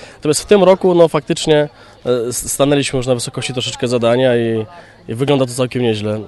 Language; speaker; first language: Polish; native; Polish